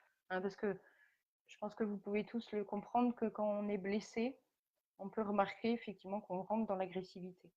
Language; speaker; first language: French; native; French